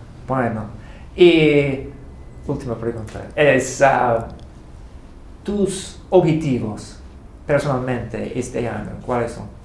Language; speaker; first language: Spanish; non-native, learner; English